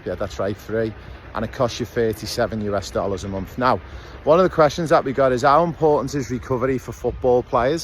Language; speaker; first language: English; native; English